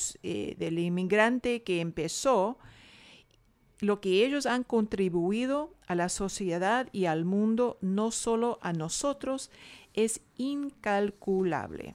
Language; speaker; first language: Spanish; non-native, fluent; English